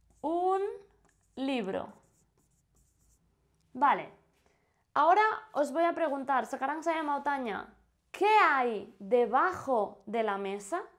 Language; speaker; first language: Spanish; non-native, fluent; Indonesian